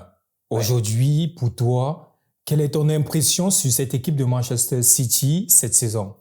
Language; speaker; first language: French; native; French